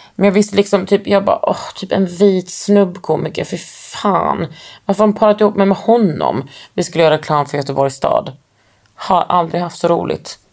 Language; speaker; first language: Swedish; native; Swedish